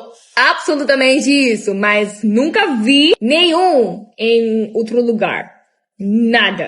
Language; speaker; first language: Portuguese; non-native, learner; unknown